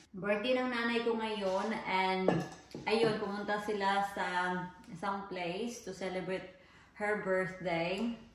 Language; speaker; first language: Filipino; non-native, local second language; Cebuano